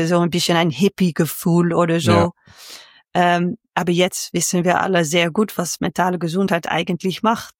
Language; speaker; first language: German; non-native, learner; Dutch